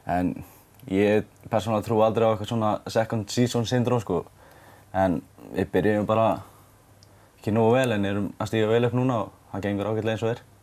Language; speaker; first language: Icelandic; non-native, fluent; Serbian